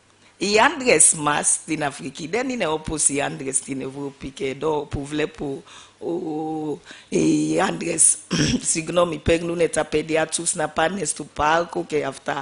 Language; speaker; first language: Greek; non-native, fluent; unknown